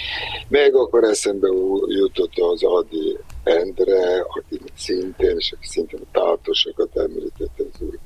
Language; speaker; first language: Hungarian; non-native, fluent; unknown